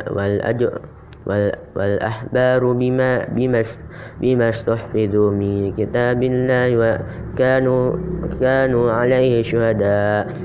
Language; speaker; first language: Arabic; non-native, learner; Indonesian